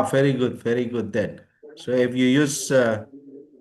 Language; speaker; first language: English; non-native, learner; Indonesian